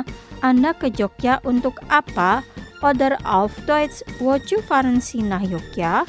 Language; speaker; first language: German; non-native, fluent; Indonesian